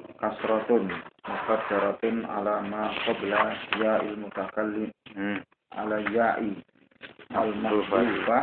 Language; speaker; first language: Arabic; non-native, learner; Indonesian